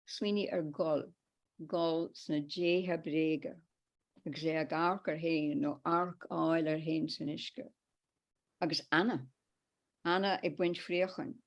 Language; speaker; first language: Irish; native; Irish